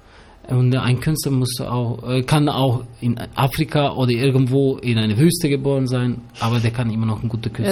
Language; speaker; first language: German; early bilingual, other home language; Albanian